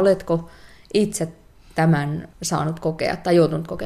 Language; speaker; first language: Finnish; native; Finnish